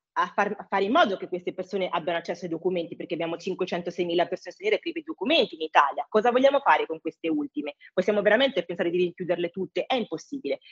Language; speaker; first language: Italian; early bilingual, other home language; English